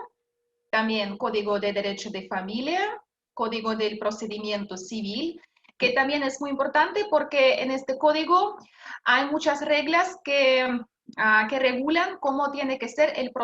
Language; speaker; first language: Spanish; non-native, fluent; Russian